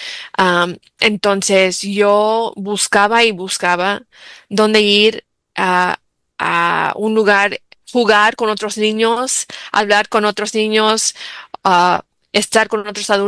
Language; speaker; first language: Spanish; early bilingual, heritage; English